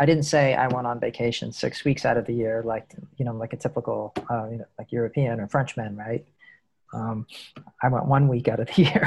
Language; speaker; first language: English; native; English